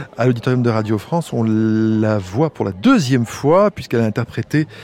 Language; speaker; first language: French; native; French